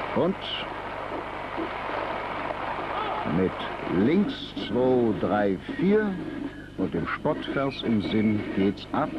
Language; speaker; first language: German; native; German